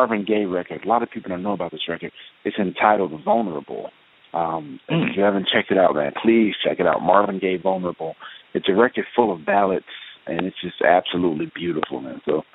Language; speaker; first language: English; native; English